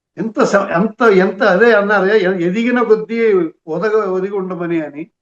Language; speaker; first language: Telugu; native; Telugu